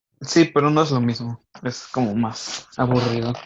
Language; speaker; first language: Spanish; early bilingual, other home language; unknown